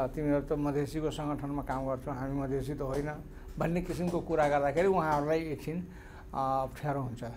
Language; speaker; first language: Nepali; non-native, local second language; Maithili